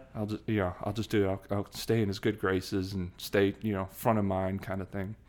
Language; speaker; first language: English; native; English